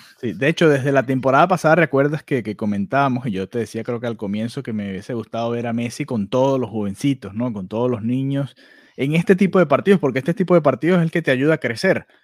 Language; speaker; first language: Spanish; native; Spanish